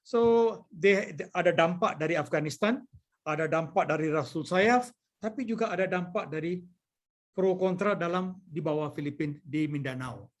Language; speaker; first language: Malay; non-native, local second language; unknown